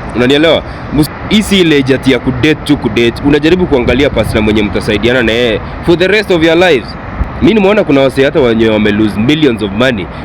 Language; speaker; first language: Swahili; native; Swahili